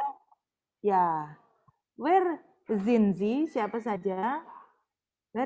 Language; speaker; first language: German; non-native, fluent; Indonesian